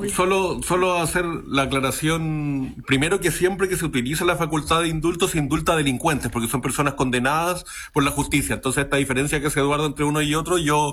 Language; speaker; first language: Spanish; native; Spanish